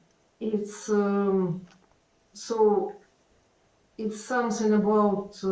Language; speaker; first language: English; non-native, learner; Ukrainian